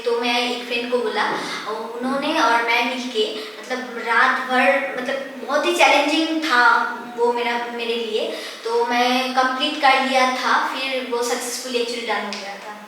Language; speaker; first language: Hindi; non-native, local second language; Bangla